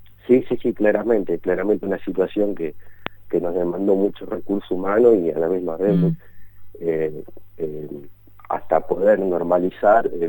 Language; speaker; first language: Spanish; native; Spanish